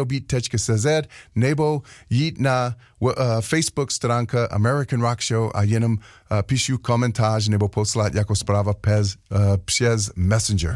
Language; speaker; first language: Czech; non-native, learner; English